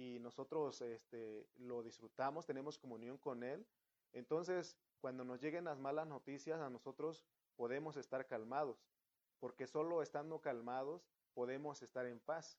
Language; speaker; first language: Spanish; native; Spanish